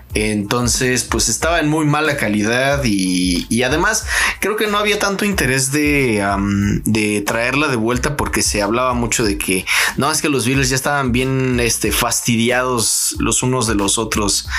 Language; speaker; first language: Spanish; native; Spanish